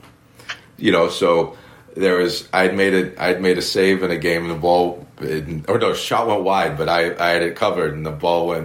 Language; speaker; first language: English; native; English